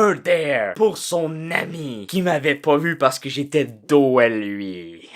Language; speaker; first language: French; native; French